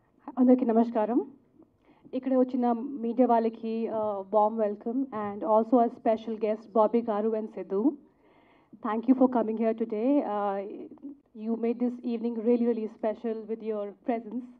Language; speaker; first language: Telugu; non-native, local second language; Hindi